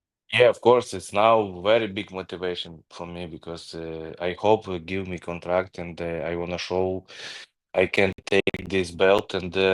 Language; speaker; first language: English; non-native, learner; Ukrainian